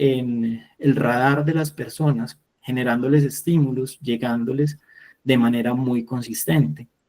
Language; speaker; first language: Spanish; native; Spanish